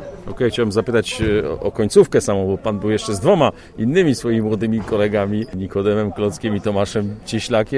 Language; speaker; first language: Polish; native; Polish